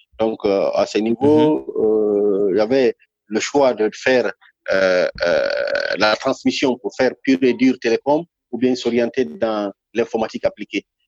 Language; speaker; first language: French; non-native, local second language; Fula